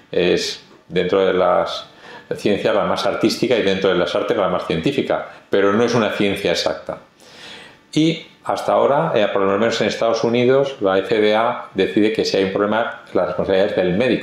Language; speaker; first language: Spanish; native; Spanish